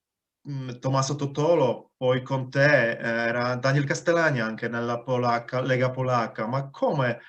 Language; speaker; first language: Italian; non-native, fluent; Polish